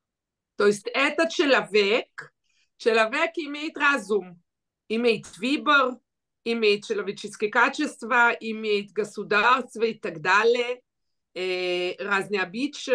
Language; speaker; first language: Russian; early bilingual, heritage; Russian